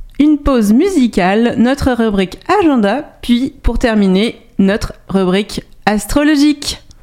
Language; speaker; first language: French; native; French